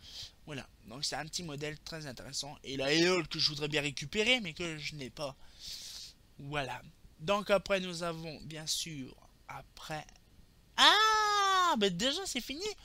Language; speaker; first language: French; native; French